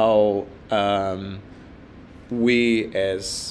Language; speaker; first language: English; non-native, fluent; Portuguese